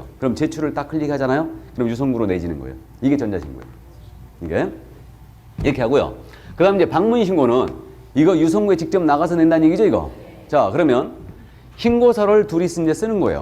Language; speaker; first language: Korean; native; Korean